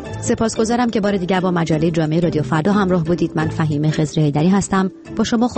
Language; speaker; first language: Persian; native; Persian